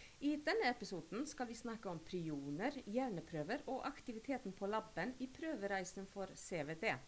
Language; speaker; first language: Norwegian; native; Norwegian